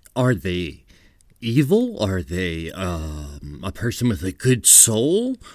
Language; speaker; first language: English; native; English